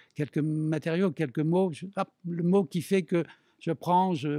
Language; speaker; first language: French; native; French